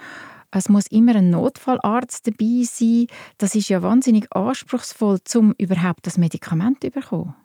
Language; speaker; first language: German; native; German